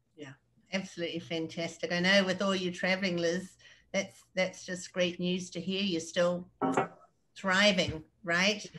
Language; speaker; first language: English; native; English